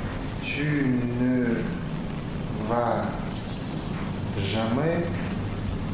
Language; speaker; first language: French; non-native, learner; Russian